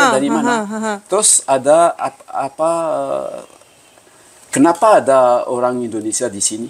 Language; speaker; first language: Indonesian; early bilingual, heritage; Javanese